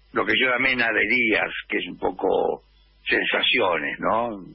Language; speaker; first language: Spanish; native; Spanish